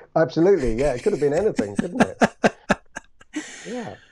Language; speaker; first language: English; native; English